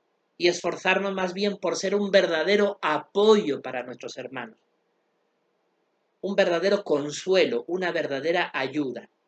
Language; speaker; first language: Spanish; native; Spanish